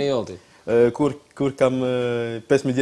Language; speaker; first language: Albanian; non-native, learner; French